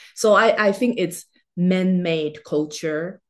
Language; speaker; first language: English; non-native, fluent; Chinese